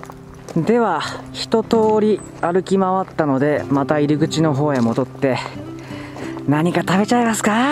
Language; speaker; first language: Japanese; native; Japanese